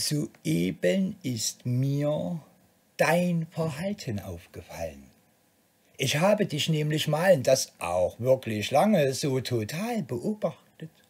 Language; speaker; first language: German; native; German